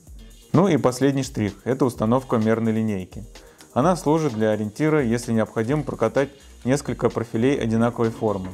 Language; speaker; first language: Russian; native; Russian